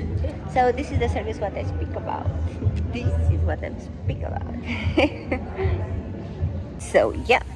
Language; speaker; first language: English; non-native, fluent; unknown